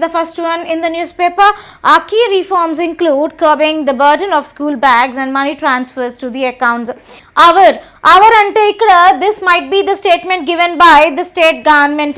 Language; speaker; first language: English; non-native, local second language; Telugu